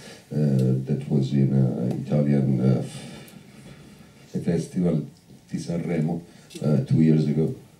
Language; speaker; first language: English; non-native, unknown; Italian